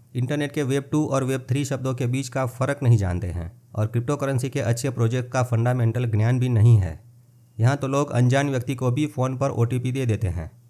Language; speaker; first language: Hindi; non-native, local second language; Gujarati